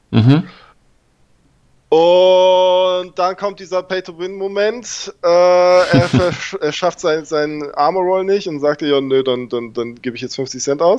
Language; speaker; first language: German; native; German